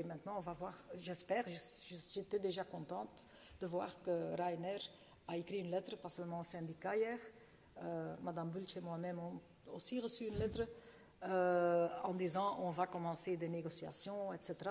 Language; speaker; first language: French; non-native, fluent; Dutch